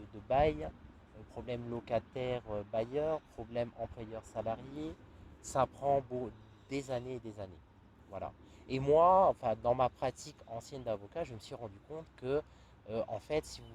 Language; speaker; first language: French; native; French